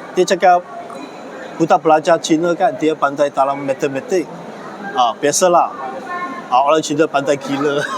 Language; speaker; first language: Malay; non-native, local second language; Chinese